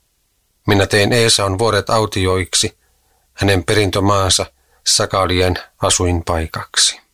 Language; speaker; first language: Finnish; native; Finnish